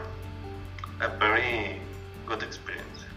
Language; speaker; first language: English; non-native, learner; Spanish